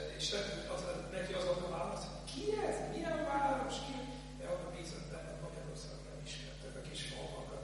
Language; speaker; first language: Hungarian; non-native, fluent; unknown